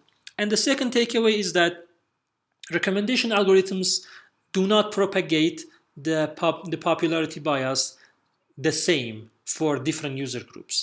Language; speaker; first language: English; non-native, fluent; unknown